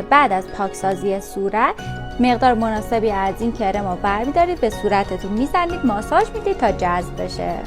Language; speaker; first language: Persian; native; Persian